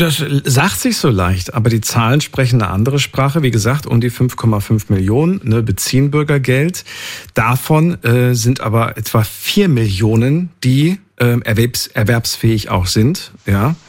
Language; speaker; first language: German; native; German